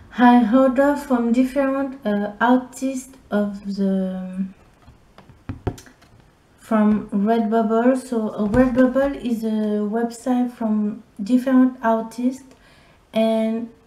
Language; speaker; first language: English; non-native, learner; French